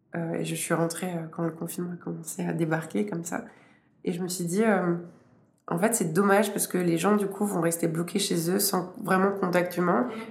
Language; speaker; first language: French; native; French